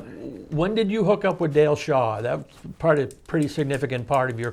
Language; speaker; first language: English; native; English